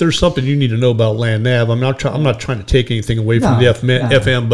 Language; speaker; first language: English; native; English